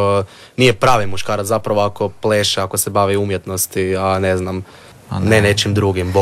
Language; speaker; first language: Serbian; native; Serbian